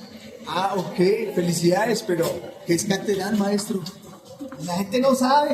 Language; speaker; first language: Spanish; native; Spanish